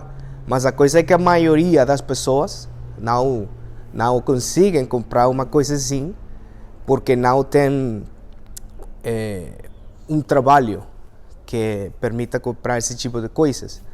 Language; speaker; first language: Portuguese; non-native, fluent; Spanish